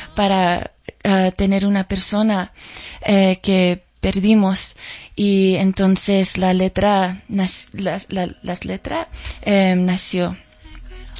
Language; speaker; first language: Spanish; early bilingual, heritage; English